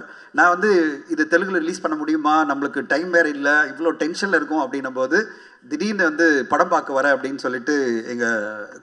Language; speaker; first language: Tamil; native; Tamil